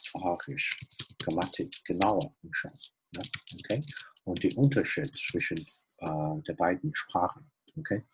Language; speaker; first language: German; non-native, fluent; Chinese